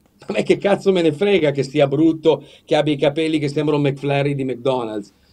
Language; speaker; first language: Italian; early bilingual, heritage; Italian